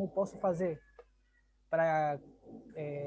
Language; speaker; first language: Portuguese; non-native, learner; Spanish